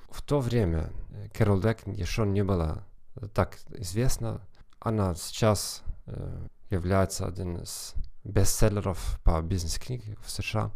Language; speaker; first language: Russian; non-native, fluent; German